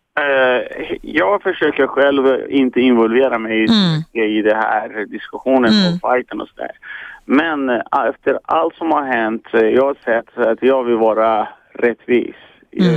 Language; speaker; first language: Swedish; early bilingual, other home language; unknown